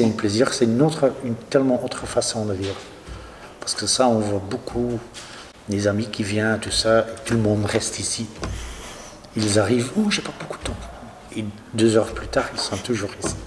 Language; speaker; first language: French; non-native, local second language; Dutch